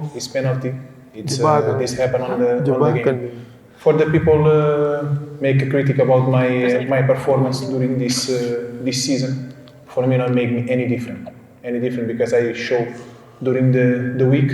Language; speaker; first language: English; non-native, fluent; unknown